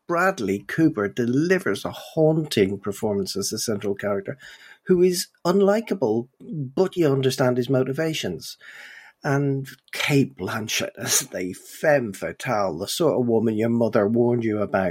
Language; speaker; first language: English; native; English